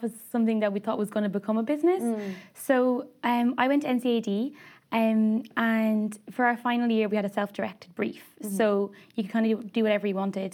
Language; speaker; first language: English; native; English